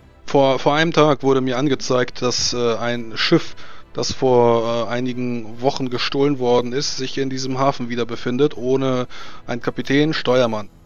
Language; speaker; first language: German; native; German